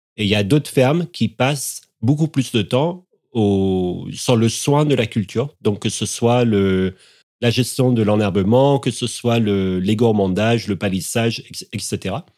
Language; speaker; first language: French; native; French